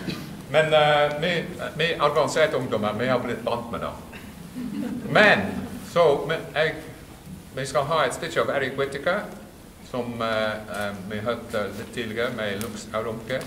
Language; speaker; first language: Norwegian; non-native, fluent; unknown